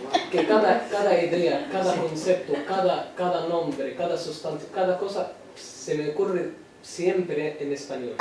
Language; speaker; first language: Spanish; non-native, fluent; Arabic